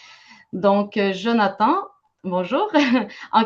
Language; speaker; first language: French; native; French